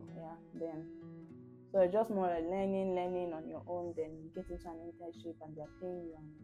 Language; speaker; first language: English; non-native, local second language; Yoruba